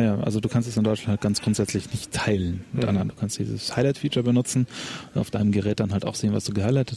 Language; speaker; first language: German; native; German